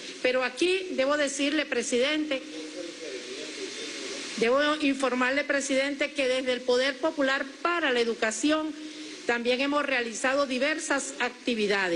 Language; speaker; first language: Spanish; native; Spanish